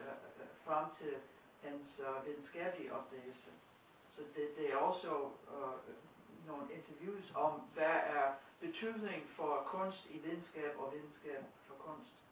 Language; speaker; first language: Danish; non-native, fluent; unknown